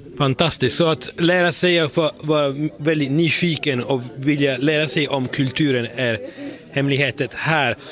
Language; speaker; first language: Swedish; non-native, fluent; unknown